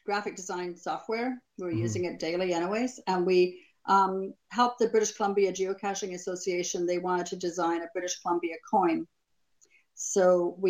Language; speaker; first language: English; native; English